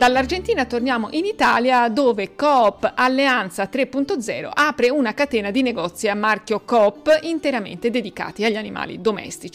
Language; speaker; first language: Italian; native; Italian